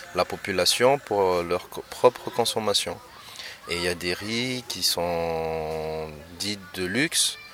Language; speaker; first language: French; non-native, local second language; Malagasy